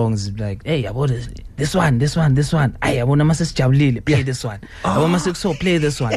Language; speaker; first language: English; non-native, local second language; Zulu